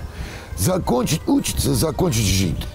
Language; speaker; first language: Russian; non-native, learner; English